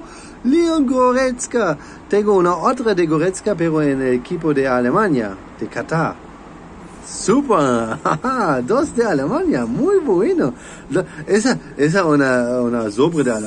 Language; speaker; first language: Spanish; non-native, learner; German